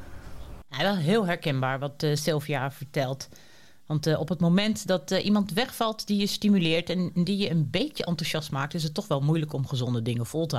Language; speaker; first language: Dutch; native; Dutch